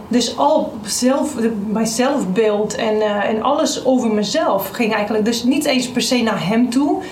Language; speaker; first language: Dutch; non-native, fluent; Romanian